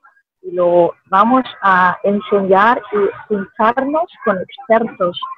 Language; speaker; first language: Spanish; non-native, fluent; German